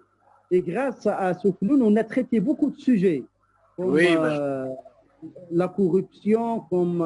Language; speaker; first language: French; non-native, local second language; Arabic